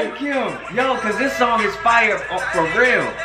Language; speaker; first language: English; native; English